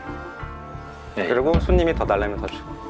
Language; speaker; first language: Korean; native; Korean